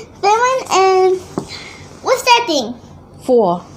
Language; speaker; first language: English; non-native, learner; Thai